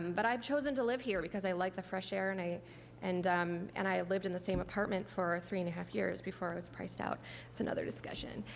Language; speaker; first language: English; native; English